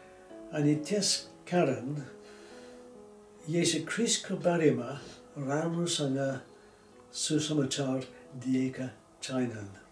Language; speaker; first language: Nepali; non-native, fluent; English